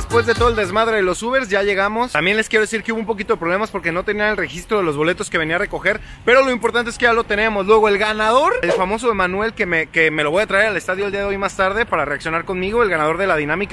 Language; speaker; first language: Spanish; native; Spanish